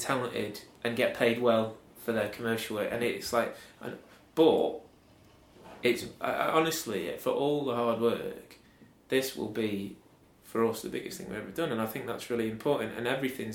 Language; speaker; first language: English; native; English